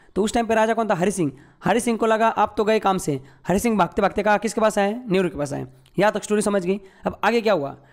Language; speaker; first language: Hindi; non-native, local second language; Marathi